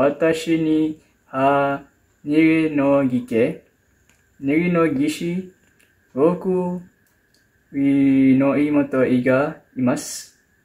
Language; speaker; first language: Japanese; non-native, learner; Malay